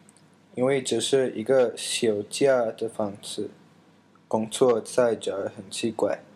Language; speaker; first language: Chinese; non-native, learner; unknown